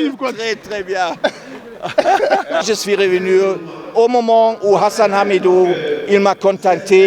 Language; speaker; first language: French; non-native, learner; German